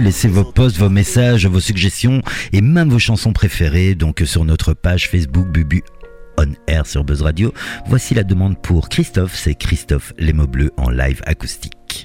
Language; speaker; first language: French; native; French